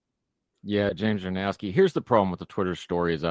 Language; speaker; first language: English; native; English